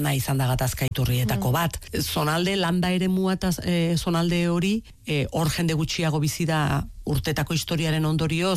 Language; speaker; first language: Basque; native; Basque